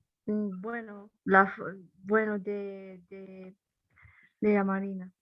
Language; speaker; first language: Spanish; non-native, learner; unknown